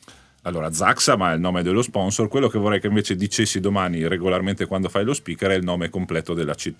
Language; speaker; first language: Italian; native; Italian